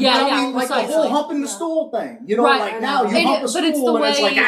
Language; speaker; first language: English; native; English